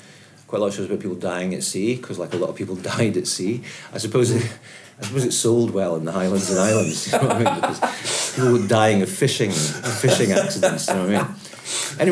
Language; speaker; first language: English; native; English